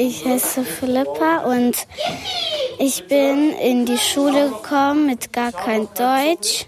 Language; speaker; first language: German; early bilingual, other home language; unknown